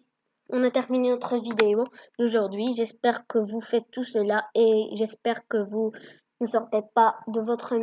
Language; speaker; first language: French; non-native, learner; Arabic